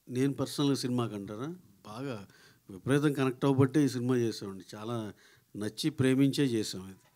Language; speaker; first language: Telugu; native; Telugu